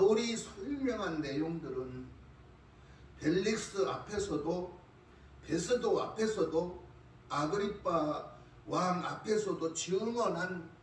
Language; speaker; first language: Korean; native; Korean